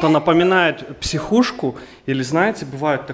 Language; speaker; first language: Russian; native; Russian